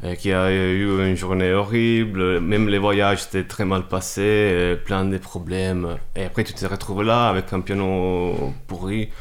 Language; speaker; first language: French; non-native, fluent; Italian